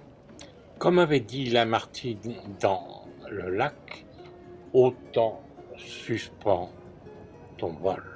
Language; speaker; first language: French; native; French